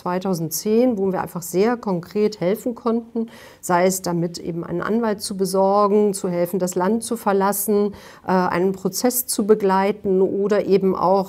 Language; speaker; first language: German; native; German